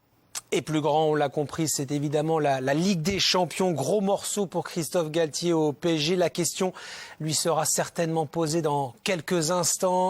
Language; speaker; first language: French; native; French